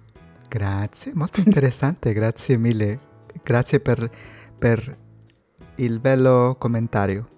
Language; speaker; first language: Italian; non-native, learner; Spanish